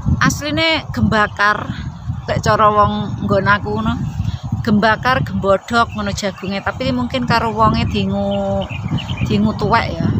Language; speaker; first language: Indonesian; non-native, local second language; Javanese